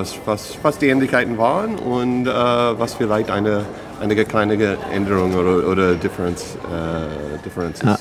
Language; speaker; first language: German; non-native, fluent; English